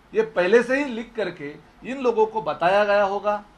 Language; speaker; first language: Hindi; non-native, local second language; Marathi